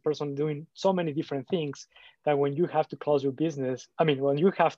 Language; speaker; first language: English; non-native, fluent; Spanish